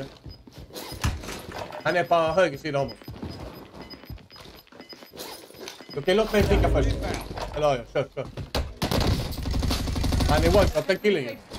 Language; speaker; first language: Swedish; native; Swedish